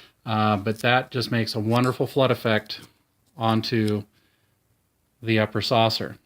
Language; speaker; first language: English; native; English